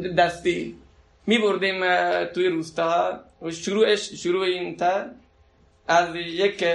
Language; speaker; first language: Persian; non-native, local second language; Baluchi